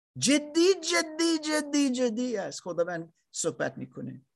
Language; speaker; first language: Persian; non-native, learner; German